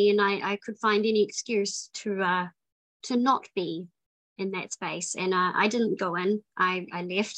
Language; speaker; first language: English; native; English